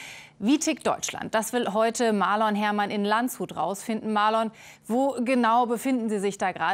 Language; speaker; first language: German; native; German